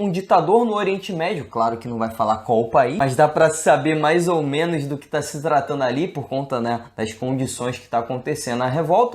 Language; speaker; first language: Portuguese; native; Portuguese